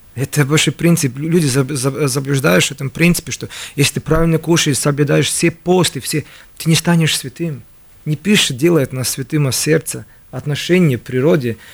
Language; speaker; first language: Russian; non-native, local second language; Latvian